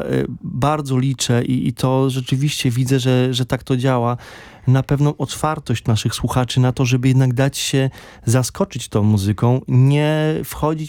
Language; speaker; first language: Polish; native; Polish